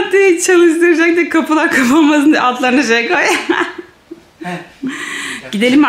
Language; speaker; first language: Turkish; native; Turkish